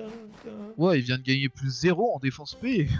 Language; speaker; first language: French; native; French